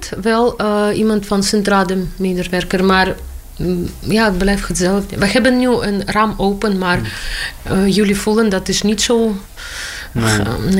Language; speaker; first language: Dutch; non-native, learner; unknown